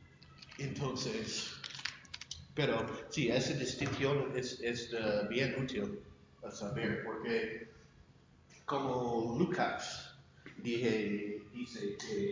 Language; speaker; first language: Spanish; non-native, fluent; English